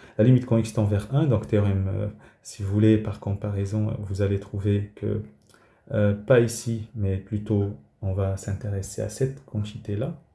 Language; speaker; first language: French; native; French